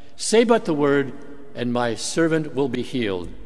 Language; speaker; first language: English; native; English